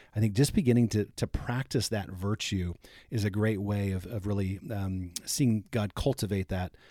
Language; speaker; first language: English; native; English